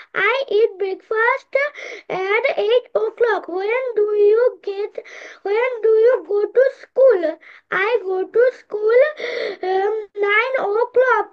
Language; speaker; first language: English; non-native, learner; Bangla